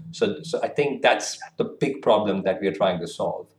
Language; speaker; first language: English; non-native, local second language; Hindi